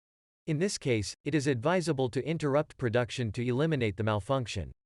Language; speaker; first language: English; non-native, fluent; German